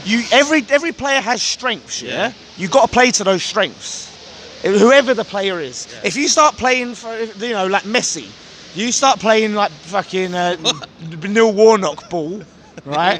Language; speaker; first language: English; native; English